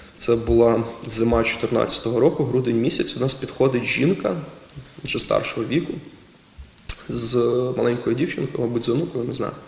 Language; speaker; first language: Ukrainian; non-native, local second language; Russian